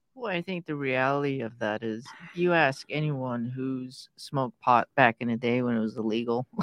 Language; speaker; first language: English; early bilingual, other home language; Persian